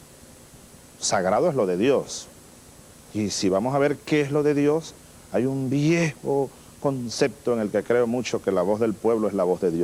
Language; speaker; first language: Spanish; native; Spanish